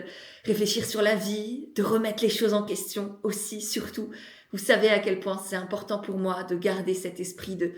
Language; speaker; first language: French; native; French